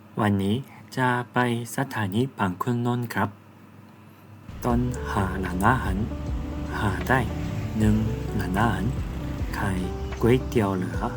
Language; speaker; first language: Thai; non-native, learner; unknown